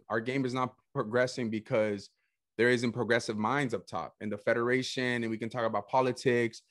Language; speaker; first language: English; early bilingual, other home language; Spanish